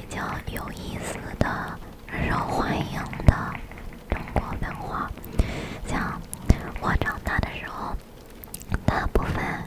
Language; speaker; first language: Chinese; early bilingual, heritage; English